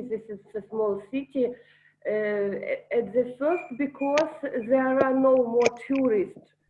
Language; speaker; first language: English; non-native, learner; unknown